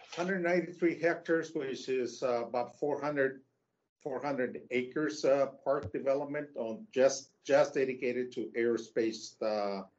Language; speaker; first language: English; non-native, fluent; Spanish